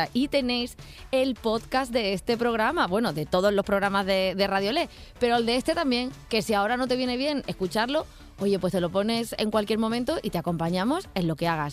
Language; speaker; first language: Spanish; native; Spanish